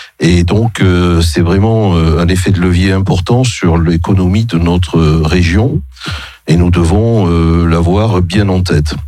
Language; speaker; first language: French; native; French